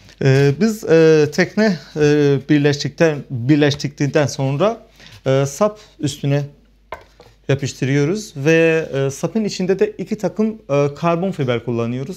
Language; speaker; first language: Turkish; non-native, fluent; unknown